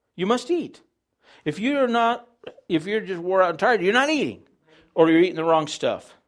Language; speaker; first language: English; native; English